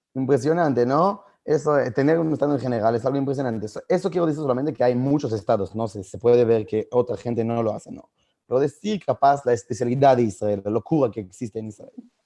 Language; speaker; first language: Spanish; non-native, fluent; Hebrew